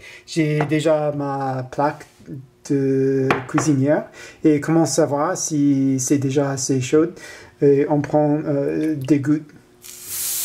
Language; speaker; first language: French; non-native, learner; English